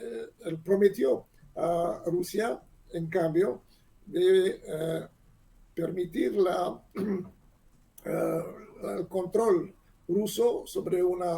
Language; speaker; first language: Spanish; non-native, learner; Hebrew